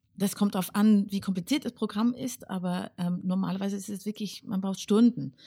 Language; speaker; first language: German; non-native, fluent; English